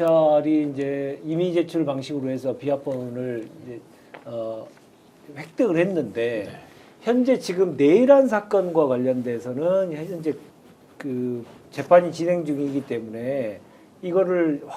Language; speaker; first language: Korean; native; Korean